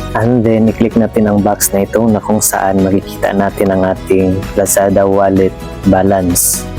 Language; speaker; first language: Filipino; native; Filipino